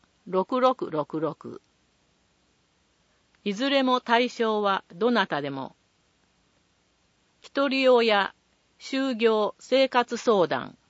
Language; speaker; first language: Japanese; native; Japanese